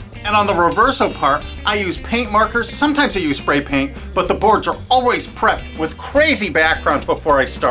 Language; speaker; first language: English; native; English